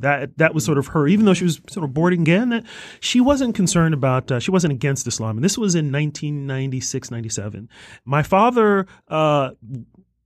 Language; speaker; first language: English; native; English